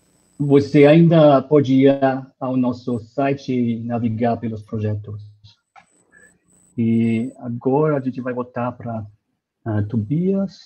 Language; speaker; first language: Portuguese; non-native, fluent; German